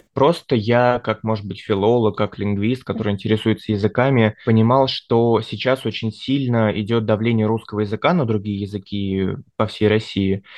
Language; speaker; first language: Russian; native; Russian